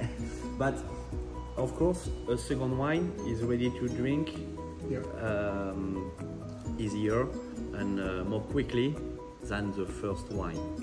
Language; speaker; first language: English; non-native, fluent; French